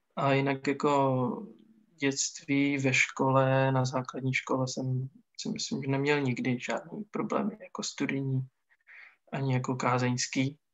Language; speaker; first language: Czech; non-native, local second language; Romany